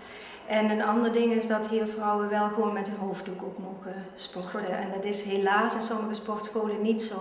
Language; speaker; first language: Dutch; native; Dutch